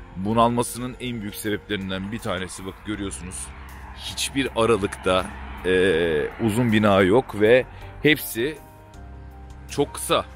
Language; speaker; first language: Turkish; native; Turkish